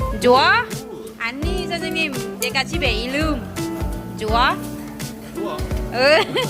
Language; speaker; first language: Korean; non-native, learner; Thai